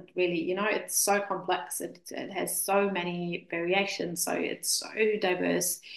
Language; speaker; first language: English; non-native, fluent; German